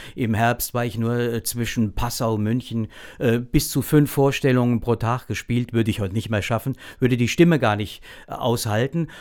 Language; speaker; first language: German; native; German